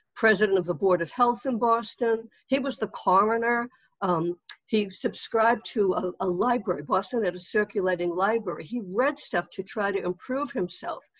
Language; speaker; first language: English; native; English